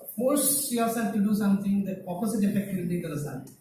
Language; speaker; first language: English; non-native, local second language; Malayalam